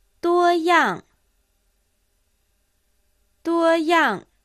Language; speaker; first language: Chinese; non-native, fluent; Japanese